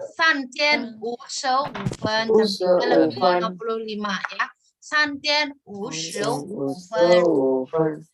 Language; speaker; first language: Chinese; non-native, fluent; Indonesian